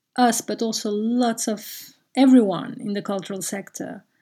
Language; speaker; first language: English; non-native, fluent; Turkish